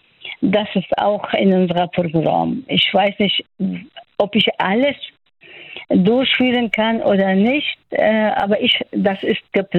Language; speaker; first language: German; non-native, fluent; Persian